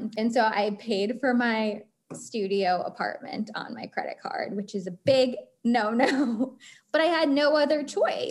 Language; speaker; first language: English; native; English